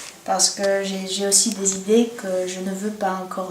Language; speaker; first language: French; non-native, learner; Bulgarian